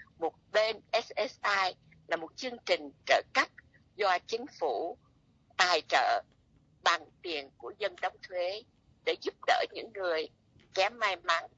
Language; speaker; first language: Vietnamese; native; Vietnamese